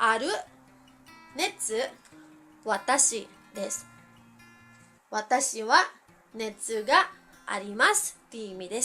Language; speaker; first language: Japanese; early bilingual, heritage; Filipino